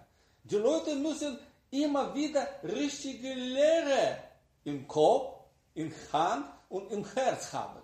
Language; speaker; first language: German; non-native, learner; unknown